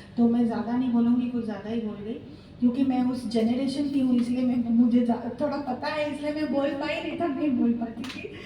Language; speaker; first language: Hindi; non-native, local second language; Bangla